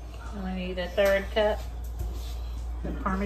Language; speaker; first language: English; native; English